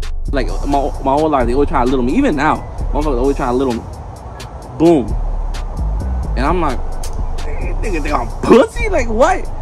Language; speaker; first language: English; early bilingual, other home language; Spanish